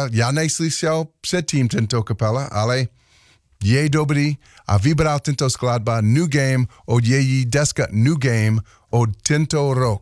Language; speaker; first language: Czech; non-native, learner; English